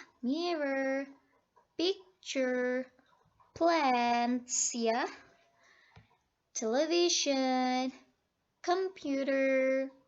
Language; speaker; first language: English; non-native, fluent; Indonesian